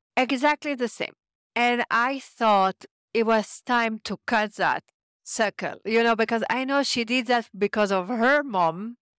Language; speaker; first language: English; non-native, fluent; French